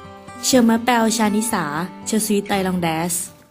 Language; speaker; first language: French; non-native, learner; Thai